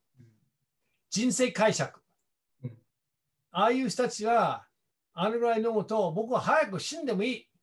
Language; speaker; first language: Japanese; non-native, fluent; English